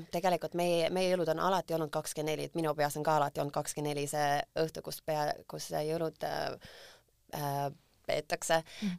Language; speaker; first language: Estonian; early bilingual, other home language; English